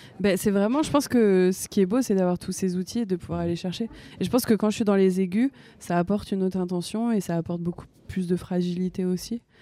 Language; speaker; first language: French; native; French